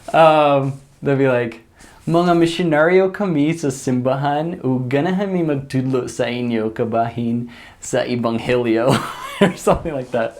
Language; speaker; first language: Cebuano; non-native, fluent; English